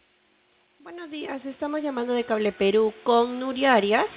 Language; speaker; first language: Spanish; native; Spanish